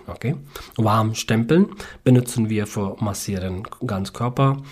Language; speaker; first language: German; non-native, learner; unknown